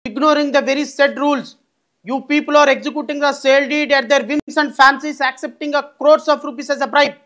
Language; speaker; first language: English; non-native, local second language; Telugu